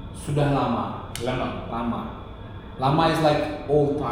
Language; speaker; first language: English; non-native, local second language; Indonesian